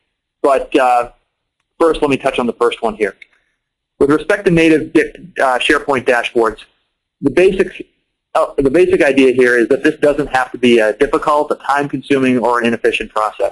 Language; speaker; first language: English; native; English